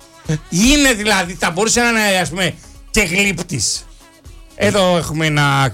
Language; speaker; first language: Greek; native; Greek